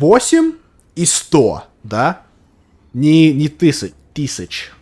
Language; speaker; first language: Russian; non-native, learner; English